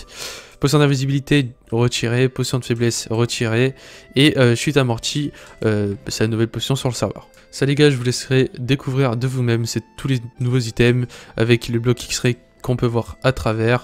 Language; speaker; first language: French; native; French